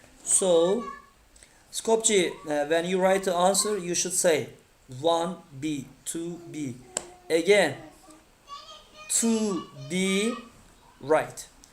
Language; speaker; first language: English; non-native, fluent; Turkish